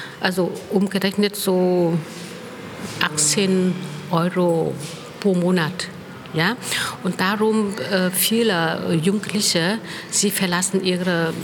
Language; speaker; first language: German; non-native, fluent; Vietnamese